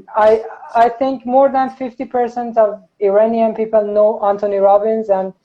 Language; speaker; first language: English; non-native, fluent; Persian